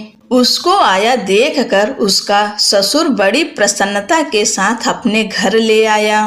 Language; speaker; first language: Hindi; native; Hindi